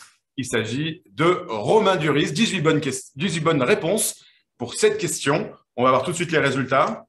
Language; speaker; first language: French; native; French